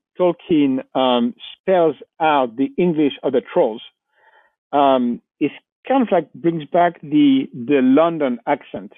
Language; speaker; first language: English; non-native, fluent; French